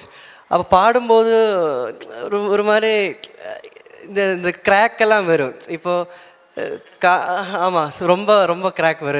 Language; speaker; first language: Tamil; non-native, learner; Malayalam